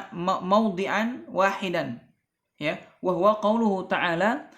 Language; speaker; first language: Arabic; non-native, fluent; Indonesian